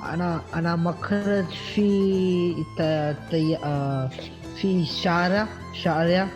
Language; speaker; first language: Arabic; non-native, learner; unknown